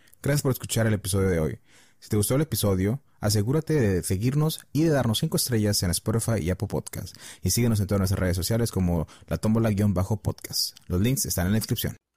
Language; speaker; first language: Spanish; early bilingual, heritage; Spanish